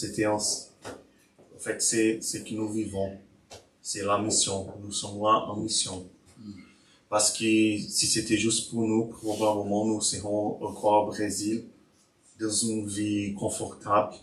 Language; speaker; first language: French; non-native, learner; Portuguese